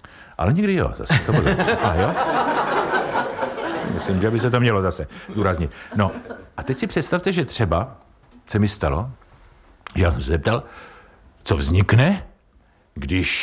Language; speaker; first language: Czech; native; Czech